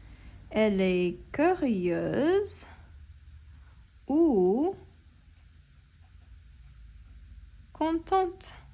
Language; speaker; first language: French; non-native, fluent; English